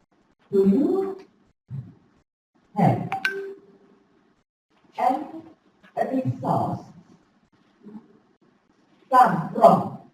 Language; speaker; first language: English; non-native, fluent; Indonesian